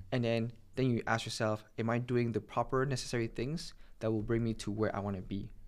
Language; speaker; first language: English; native; English